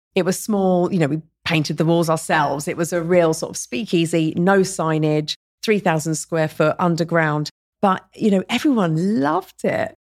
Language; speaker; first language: English; native; English